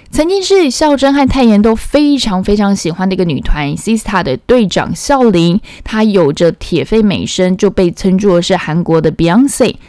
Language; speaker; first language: Chinese; non-native, fluent; Korean